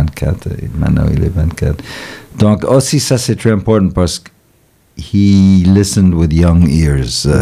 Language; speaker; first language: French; non-native, fluent; English